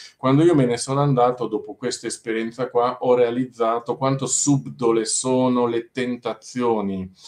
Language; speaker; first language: Italian; native; Italian